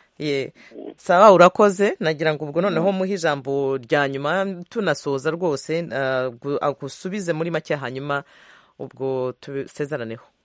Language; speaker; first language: Kinyarwanda; native; Kinyarwanda